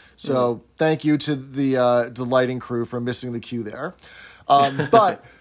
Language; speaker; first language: English; native; English